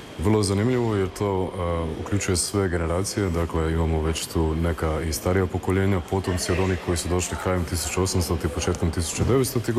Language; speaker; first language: Croatian; early bilingual, heritage; Croatian